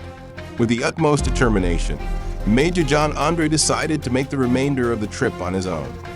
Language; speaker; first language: English; native; English